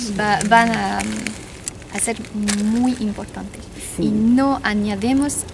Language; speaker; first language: Spanish; non-native, fluent; French